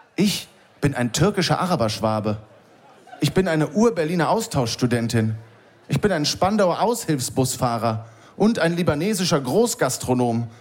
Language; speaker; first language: German; native; German